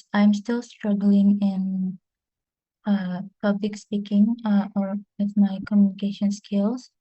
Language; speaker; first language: English; non-native, fluent; Indonesian